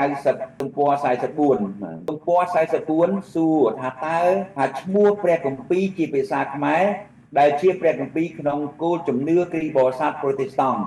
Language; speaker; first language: Khmer; native; Khmer